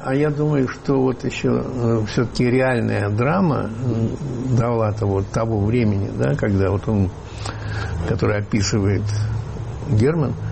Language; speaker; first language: Russian; native; Russian